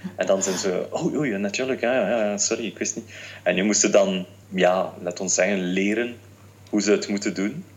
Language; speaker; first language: Dutch; non-native, fluent; French